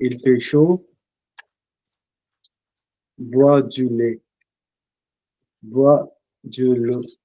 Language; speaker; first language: French; non-native, fluent; Punjabi